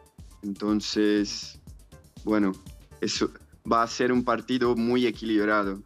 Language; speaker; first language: Spanish; non-native, fluent; Portuguese